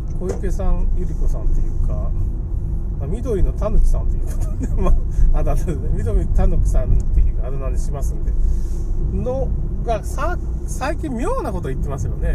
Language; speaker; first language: Japanese; native; Japanese